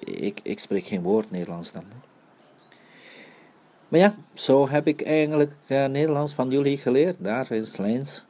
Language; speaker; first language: Dutch; early bilingual, other home language; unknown